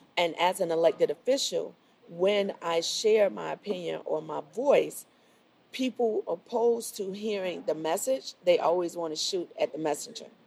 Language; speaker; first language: English; native; English